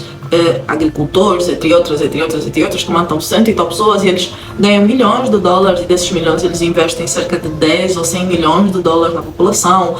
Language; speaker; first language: Portuguese; native; Portuguese